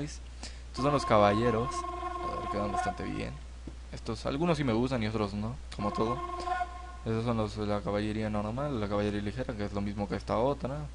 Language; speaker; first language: Spanish; native; Spanish